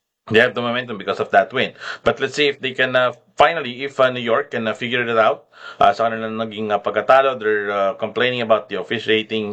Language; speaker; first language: English; non-native, local second language; Filipino